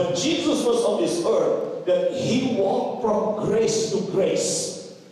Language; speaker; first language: English; non-native, fluent; Indonesian